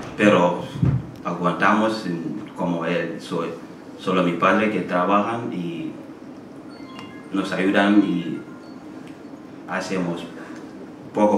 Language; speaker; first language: Spanish; non-native, learner; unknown